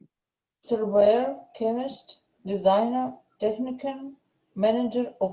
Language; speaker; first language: English; non-native, learner; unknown